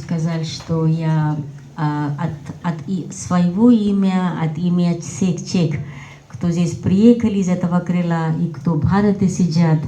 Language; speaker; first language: Russian; non-native, fluent; Hindi